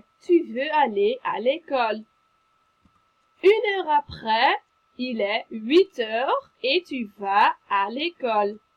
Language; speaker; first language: French; non-native, fluent; Dutch